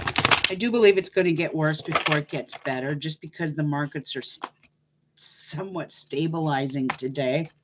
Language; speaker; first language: English; native; English